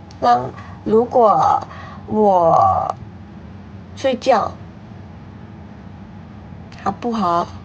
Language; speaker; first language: Chinese; non-native, learner; Thai